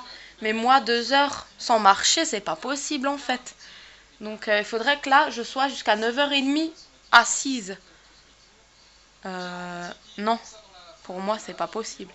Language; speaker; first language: French; native; French